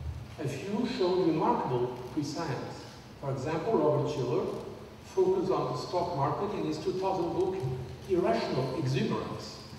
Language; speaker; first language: English; non-native, fluent; Portuguese